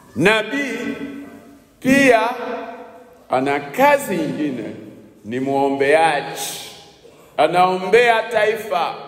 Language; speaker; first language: Swahili; non-native, local second language; Nande